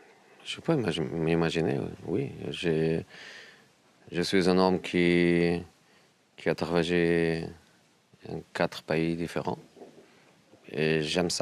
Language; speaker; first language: French; non-native, learner; Portuguese